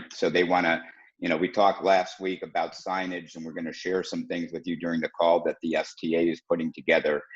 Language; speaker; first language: English; native; English